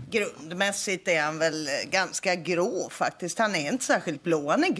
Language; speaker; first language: Swedish; native; Swedish